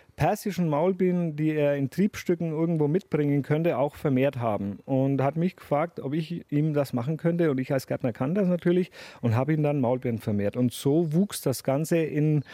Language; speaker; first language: German; native; German